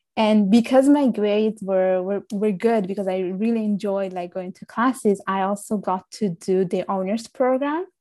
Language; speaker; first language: English; early bilingual, other home language; Italian